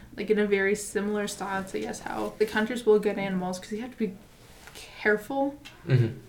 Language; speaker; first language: English; native; English